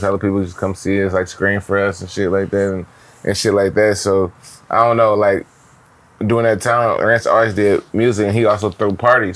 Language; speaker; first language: English; native; English